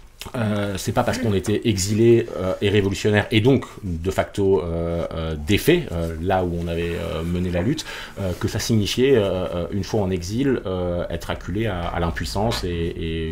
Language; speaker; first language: French; native; French